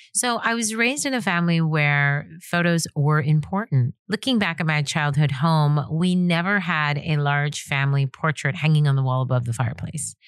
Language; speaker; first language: English; native; English